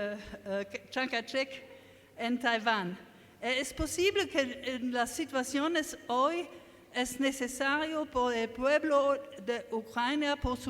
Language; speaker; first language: Spanish; non-native, learner; German